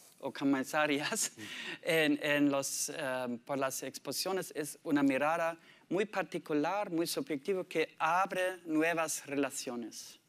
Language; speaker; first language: Spanish; non-native, learner; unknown